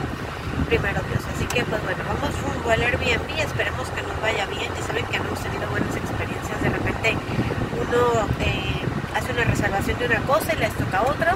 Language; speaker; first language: Spanish; native; Spanish